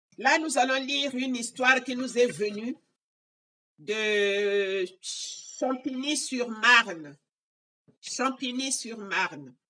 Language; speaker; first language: French; non-native, local second language; Lingala